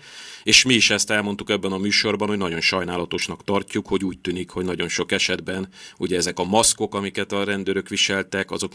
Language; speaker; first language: Hungarian; native; Hungarian